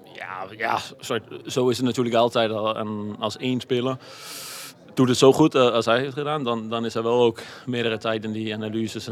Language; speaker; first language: Dutch; non-native, fluent; Danish